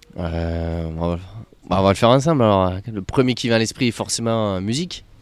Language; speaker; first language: French; native; French